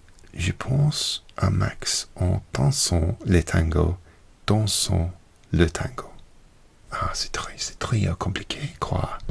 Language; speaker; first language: French; non-native, learner; English